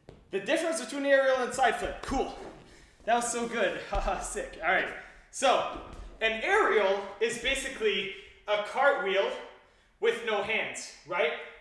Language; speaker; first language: English; non-native, local second language; French